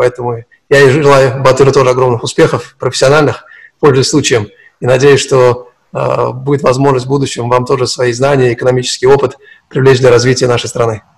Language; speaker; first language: Russian; non-native, local second language; Uzbek